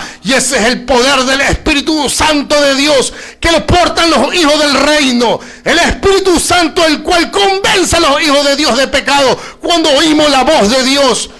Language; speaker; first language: Spanish; native; Spanish